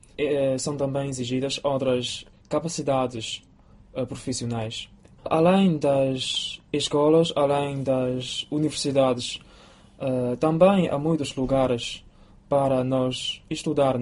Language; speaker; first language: Portuguese; non-native, fluent; Chinese